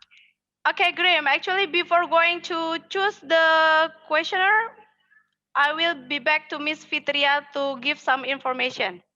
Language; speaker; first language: English; non-native, fluent; Indonesian